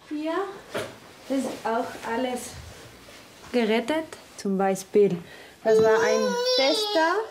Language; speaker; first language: German; non-native, learner; Spanish